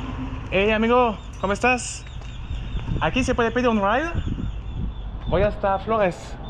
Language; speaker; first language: Spanish; non-native, learner; French